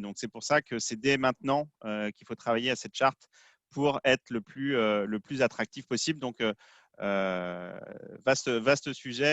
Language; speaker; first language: French; native; French